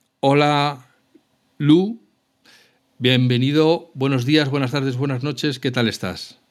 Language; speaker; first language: Spanish; native; Spanish